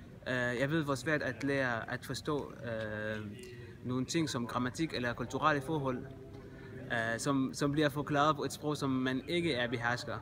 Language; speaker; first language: Danish; non-native, fluent; Arabic